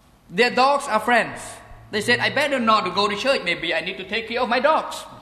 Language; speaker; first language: English; non-native, fluent; Khmer